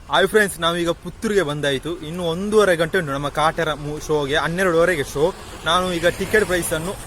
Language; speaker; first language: Kannada; native; Kannada